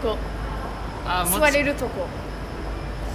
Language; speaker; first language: Japanese; non-native, fluent; French